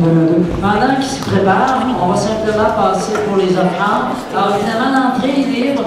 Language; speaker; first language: French; native; French